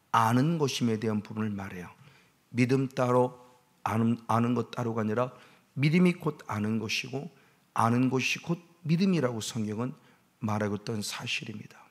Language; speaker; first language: Korean; native; Korean